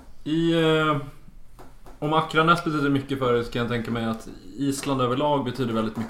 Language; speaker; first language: Swedish; native; Swedish